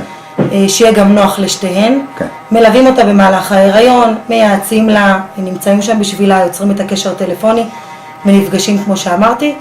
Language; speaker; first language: Hebrew; native; Hebrew